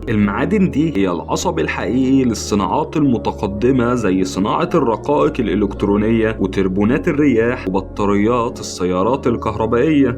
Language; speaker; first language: Arabic; native; Arabic